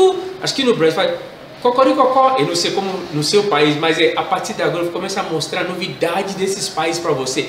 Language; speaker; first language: Portuguese; non-native, learner; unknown